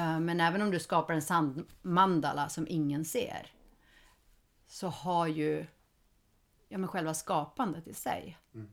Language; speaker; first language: Swedish; early bilingual, heritage; Swedish